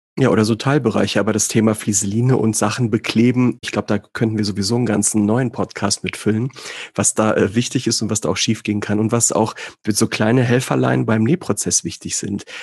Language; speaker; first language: German; early bilingual, other home language; Greek